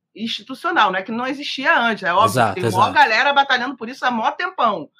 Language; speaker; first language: Portuguese; native; Portuguese